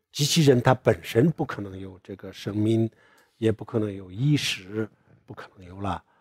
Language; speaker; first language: Chinese; non-native, local second language; Tibetan